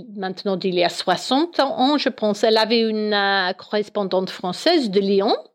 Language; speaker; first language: French; non-native, fluent; English